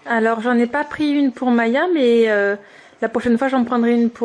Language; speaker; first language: French; native; French